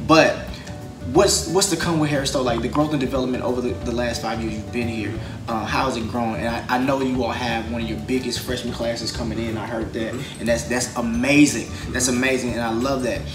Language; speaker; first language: English; native; English